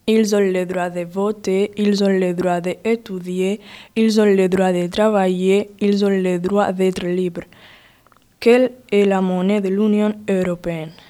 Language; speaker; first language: French; non-native, local second language; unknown